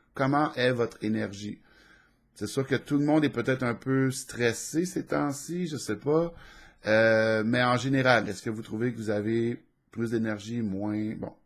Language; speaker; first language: French; native; French